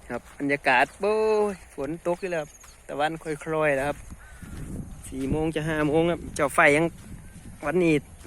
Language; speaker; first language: Thai; native; Thai